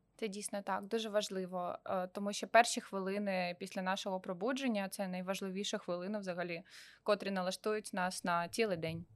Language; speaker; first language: Ukrainian; non-native, local second language; Russian